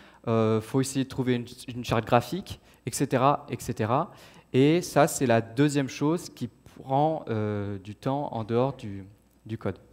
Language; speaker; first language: French; native; French